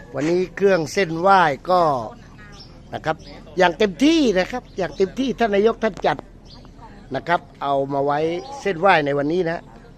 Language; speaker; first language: Thai; non-native, local second language; Northern Khmer